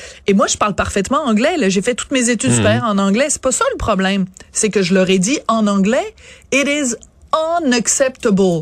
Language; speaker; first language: French; native; French